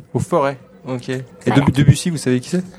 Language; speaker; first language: French; native; French